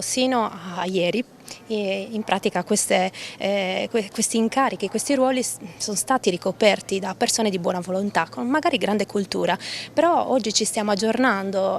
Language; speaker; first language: Italian; native; Italian